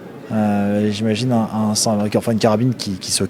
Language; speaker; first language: French; native; French